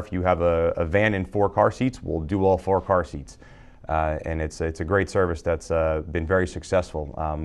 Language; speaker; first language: English; native; English